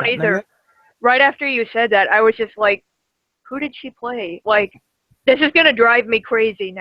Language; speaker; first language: English; native; English